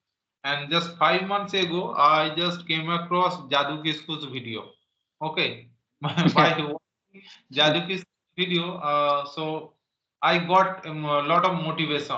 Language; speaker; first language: English; non-native, local second language; Santali